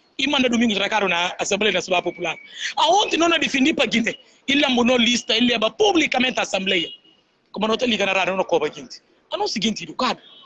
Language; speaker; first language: Portuguese; non-native, local second language; Upper Guinea Crioulo